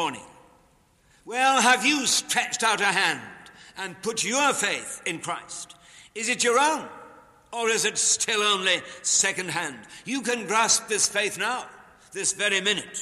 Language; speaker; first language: English; native; English